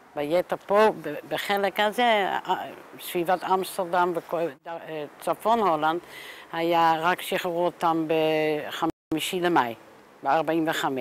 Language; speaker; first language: Hebrew; non-native, fluent; Dutch